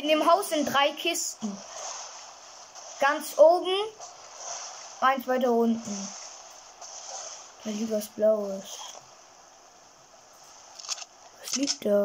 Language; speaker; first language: German; native; German